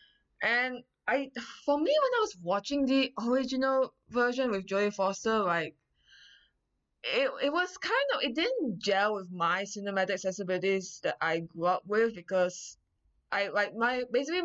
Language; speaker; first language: English; non-native, local second language; Chinese